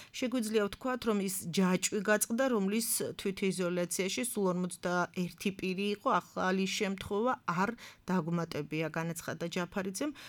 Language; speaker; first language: Georgian; native; Georgian